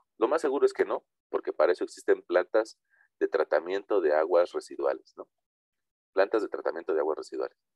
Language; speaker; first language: Spanish; native; Spanish